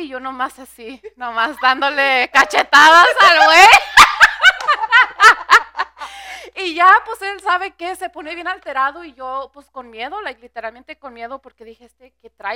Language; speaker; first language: Spanish; early bilingual, heritage; Spanish